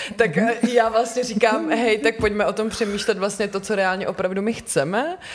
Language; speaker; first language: Czech; native; Czech